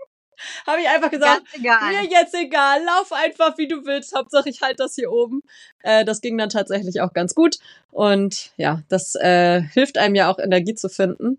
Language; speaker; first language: German; native; German